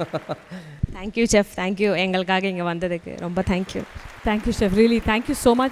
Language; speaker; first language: Tamil; native; Tamil